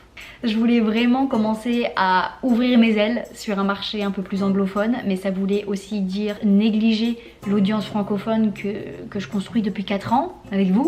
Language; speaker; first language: French; native; French